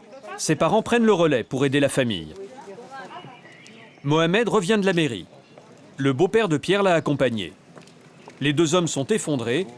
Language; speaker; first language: French; native; French